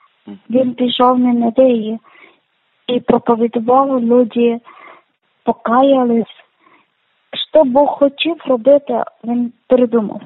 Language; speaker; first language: Ukrainian; non-native, learner; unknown